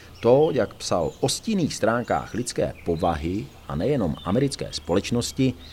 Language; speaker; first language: Czech; native; Czech